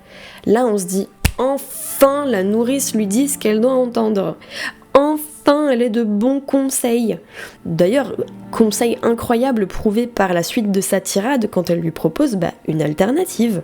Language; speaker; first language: French; native; French